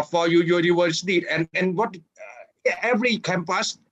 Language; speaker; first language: English; non-native, fluent; Thai